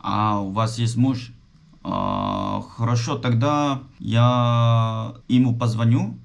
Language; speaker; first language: Russian; non-native, fluent; Korean